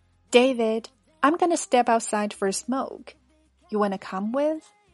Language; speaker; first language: English; non-native, fluent; Chinese